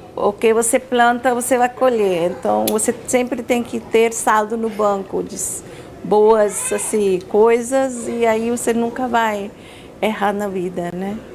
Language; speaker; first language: Portuguese; non-native, fluent; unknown